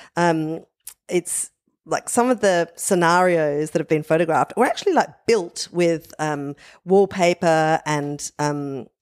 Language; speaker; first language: English; native; English